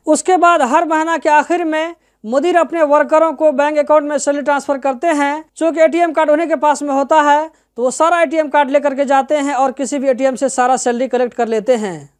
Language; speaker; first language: Hindi; native; Hindi